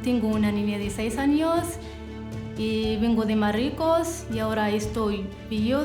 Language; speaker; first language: Spanish; non-native, learner; Arabic